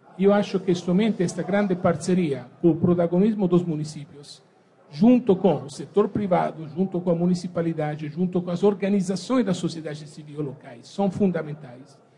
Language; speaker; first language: Portuguese; non-native, fluent; Italian